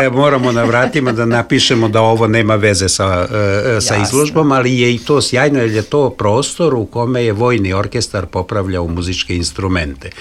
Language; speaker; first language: Serbian; non-native, local second language; Hungarian